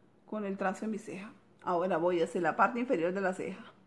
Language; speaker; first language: Spanish; native; Spanish